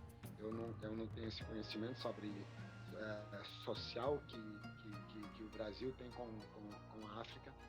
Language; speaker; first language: Portuguese; non-native, fluent; French